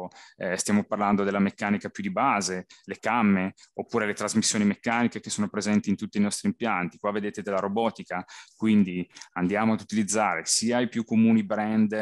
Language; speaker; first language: Italian; native; Italian